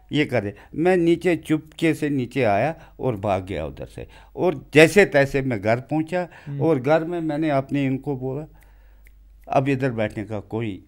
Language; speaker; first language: Hindi; non-native, local second language; Kashmiri